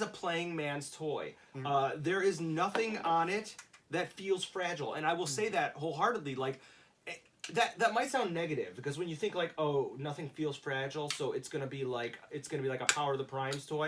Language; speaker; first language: English; native; English